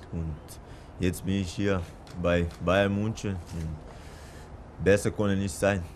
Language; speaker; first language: German; non-native, learner; Portuguese